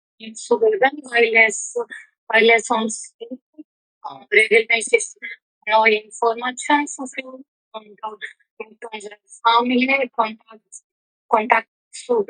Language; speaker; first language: German; non-native, learner; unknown